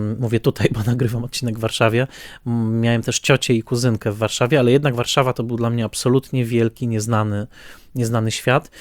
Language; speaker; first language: Polish; native; Polish